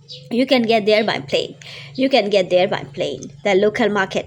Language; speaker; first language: English; non-native, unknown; Burmese